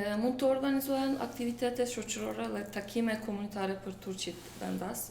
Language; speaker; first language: Albanian; non-native, local second language; Turkish